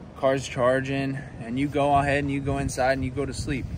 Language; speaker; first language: English; native; English